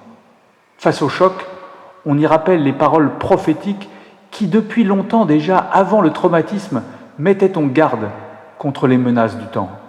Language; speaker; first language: French; native; French